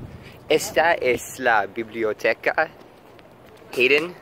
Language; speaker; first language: Spanish; non-native, learner; English